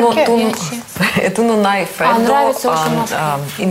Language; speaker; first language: Italian; non-native, learner; Russian